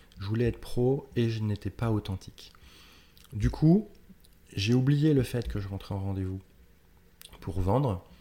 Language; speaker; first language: French; native; French